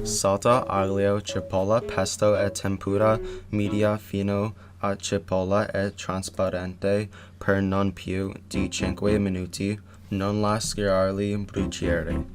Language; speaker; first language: Italian; non-native, learner; English